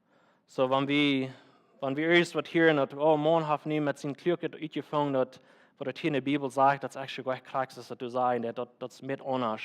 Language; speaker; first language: German; non-native, learner; Plautdietsch